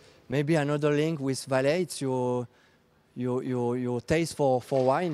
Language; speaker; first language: English; non-native, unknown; French